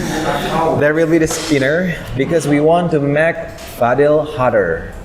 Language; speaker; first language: English; non-native, fluent; Indonesian